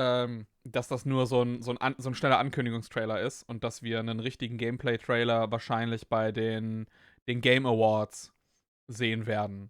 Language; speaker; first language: German; native; German